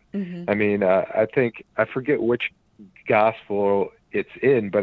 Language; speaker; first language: English; native; English